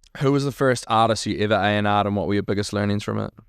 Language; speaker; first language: English; native; English